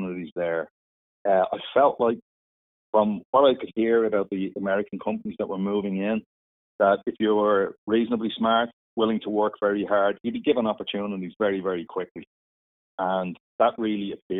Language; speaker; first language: English; native; English